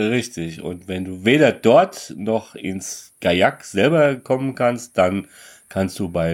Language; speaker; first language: German; native; German